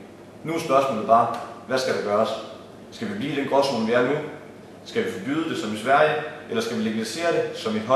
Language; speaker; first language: Danish; native; Danish